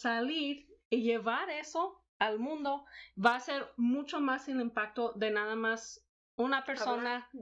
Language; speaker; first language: Spanish; non-native, fluent; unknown